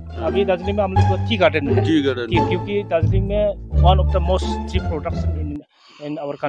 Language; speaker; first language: Hindi; non-native, local second language; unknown